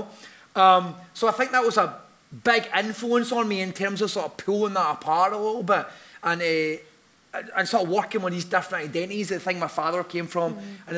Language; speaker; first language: English; native; English